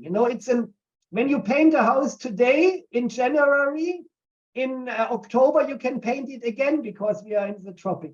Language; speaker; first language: English; non-native, fluent; German